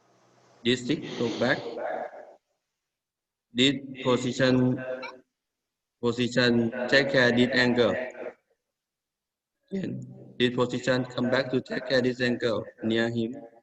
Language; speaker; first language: English; non-native, learner; Thai